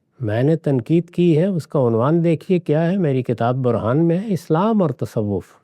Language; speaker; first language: Urdu; non-native, local second language; Punjabi